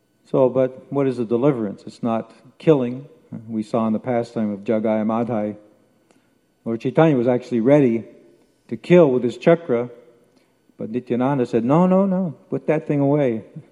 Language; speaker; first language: English; native; English